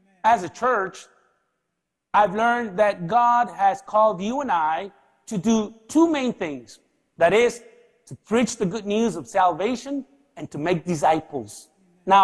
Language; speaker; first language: English; early bilingual, other home language; Spanish